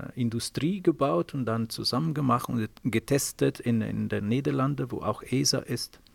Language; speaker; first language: German; non-native, fluent; Italian